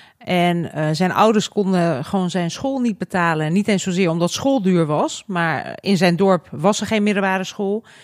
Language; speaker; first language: Dutch; early bilingual, other home language; Hungarian